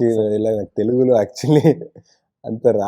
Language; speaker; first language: Telugu; non-native, learner; Kannada